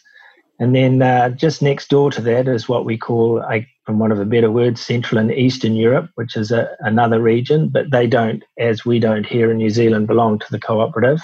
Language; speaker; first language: English; native; English